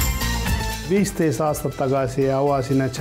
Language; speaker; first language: Estonian; non-native, learner; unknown